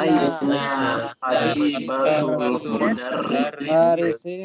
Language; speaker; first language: Arabic; non-native, learner; Indonesian